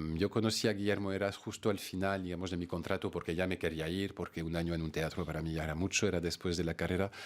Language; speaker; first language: Spanish; non-native, fluent; French